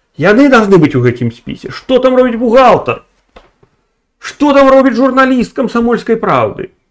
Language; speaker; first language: Belarusian; non-native, local second language; Russian